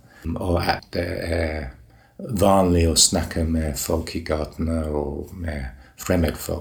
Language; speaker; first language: Norwegian; non-native, learner; English